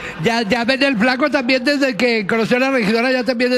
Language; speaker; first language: Spanish; native; Spanish